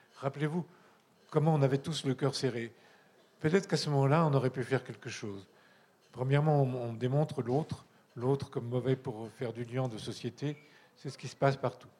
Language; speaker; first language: French; native; French